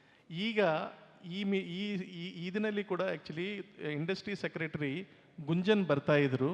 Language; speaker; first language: Kannada; non-native, local second language; Telugu